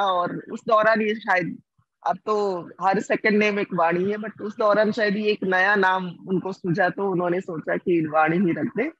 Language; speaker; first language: Hindi; non-native, local second language; Odia